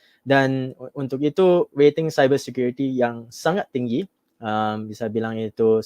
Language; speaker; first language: Indonesian; non-native, fluent; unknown